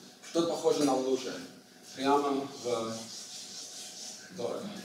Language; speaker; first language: Russian; non-native, learner; English